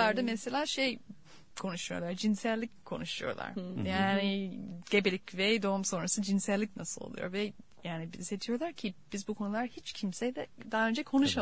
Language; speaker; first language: Turkish; non-native, fluent; English